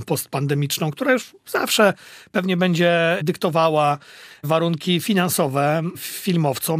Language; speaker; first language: Polish; native; Polish